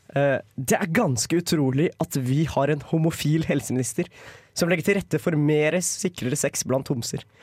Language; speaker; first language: Norwegian; native; Norwegian